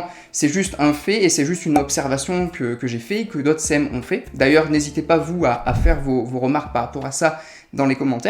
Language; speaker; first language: French; native; French